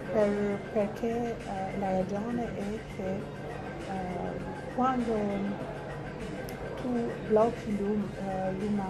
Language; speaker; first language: Italian; non-native, fluent; Albanian